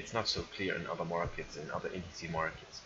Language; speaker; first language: English; non-native, fluent; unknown